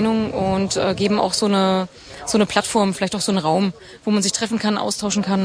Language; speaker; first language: German; native; German